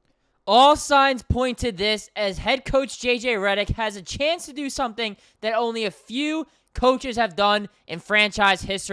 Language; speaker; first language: English; native; English